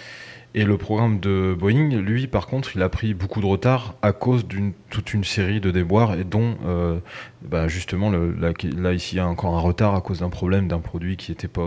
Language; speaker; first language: French; native; French